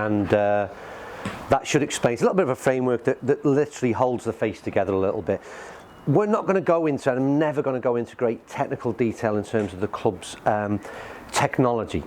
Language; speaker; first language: English; native; English